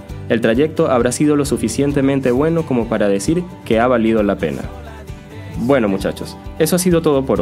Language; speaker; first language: Spanish; native; Spanish